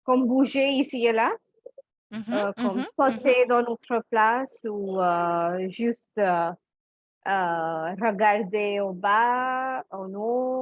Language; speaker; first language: French; non-native, fluent; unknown